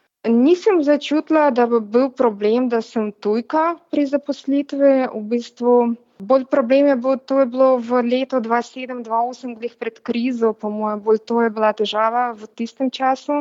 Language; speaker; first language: Slovenian; non-native, fluent; Belarusian